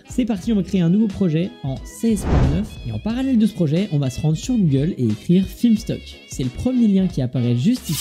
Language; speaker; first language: French; native; French